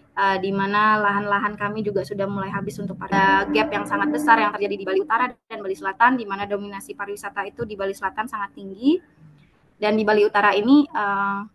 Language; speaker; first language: Indonesian; native; Indonesian